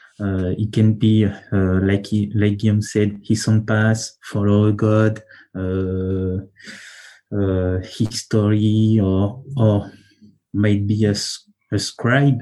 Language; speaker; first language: English; non-native, learner; French